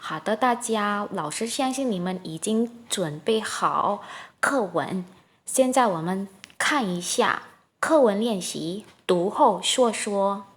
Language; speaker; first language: Chinese; non-native, fluent; Indonesian